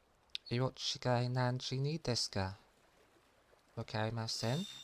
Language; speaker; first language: Japanese; non-native, learner; English